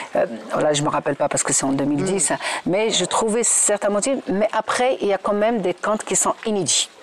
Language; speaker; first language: French; non-native, local second language; Arabic